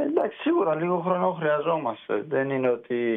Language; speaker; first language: Greek; early bilingual, heritage; Greek